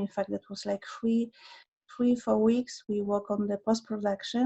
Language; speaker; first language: English; non-native, learner; Polish